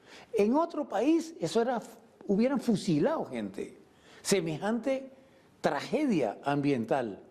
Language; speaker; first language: Spanish; native; Spanish